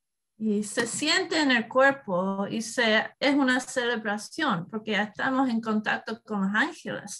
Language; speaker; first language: Spanish; non-native, learner; English